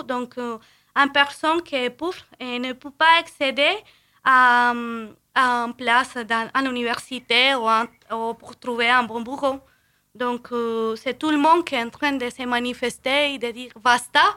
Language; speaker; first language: French; non-native, fluent; Spanish